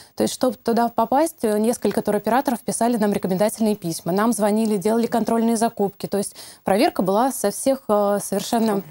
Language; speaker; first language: Russian; native; Russian